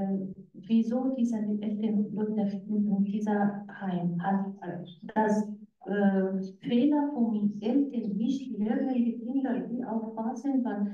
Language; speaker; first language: German; non-native, learner; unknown